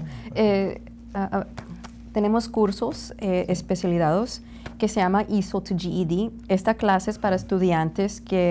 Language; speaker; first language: Spanish; non-native, learner; English